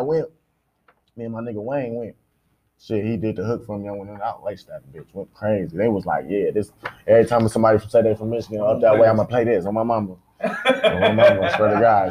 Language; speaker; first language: English; native; English